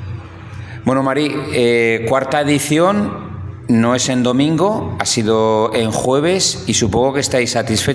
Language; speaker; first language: Spanish; native; Spanish